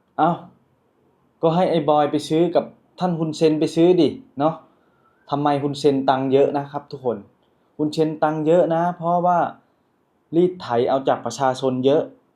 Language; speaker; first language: Thai; native; Thai